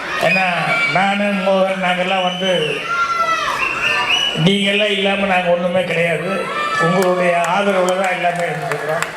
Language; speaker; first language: Tamil; native; Tamil